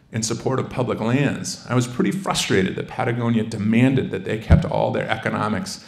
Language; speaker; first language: English; native; English